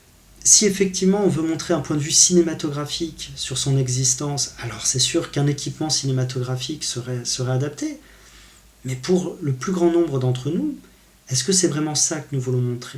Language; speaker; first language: French; native; French